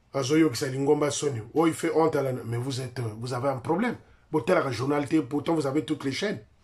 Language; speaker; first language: French; non-native, local second language; Lingala